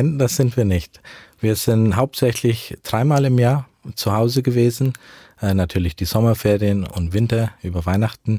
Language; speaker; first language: German; early bilingual, heritage; German